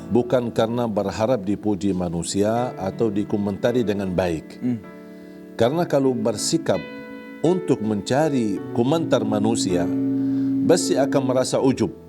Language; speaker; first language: Indonesian; non-native, fluent; Arabic